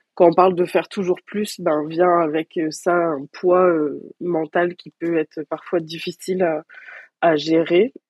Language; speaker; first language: French; native; French